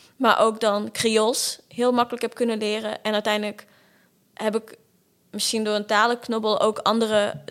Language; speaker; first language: Dutch; early bilingual, other home language; Portuguese